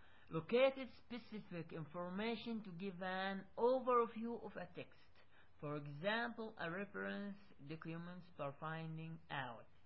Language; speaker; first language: English; non-native, fluent; Arabic